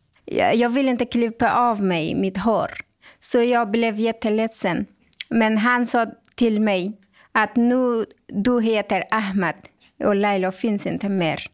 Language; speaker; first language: Swedish; non-native, local second language; Persian